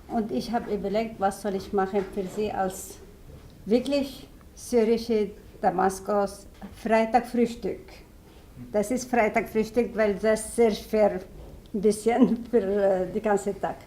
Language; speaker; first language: German; non-native, learner; Arabic